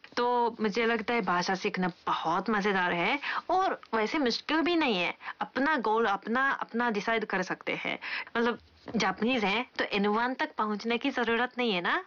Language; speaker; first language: Hindi; non-native, fluent; Japanese